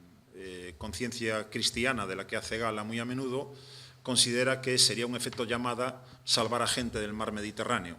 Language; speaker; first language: Spanish; native; Spanish